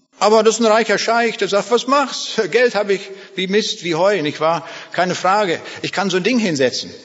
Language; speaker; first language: German; native; German